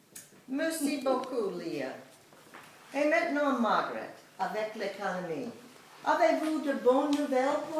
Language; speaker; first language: French; non-native, fluent; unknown